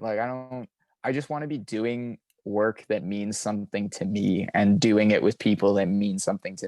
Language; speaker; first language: English; native; English